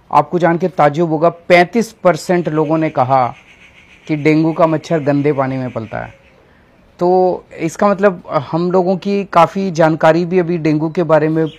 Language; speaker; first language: Hindi; native; Hindi